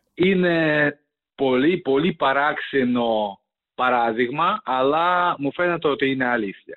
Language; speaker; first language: Greek; non-native, fluent; Ukrainian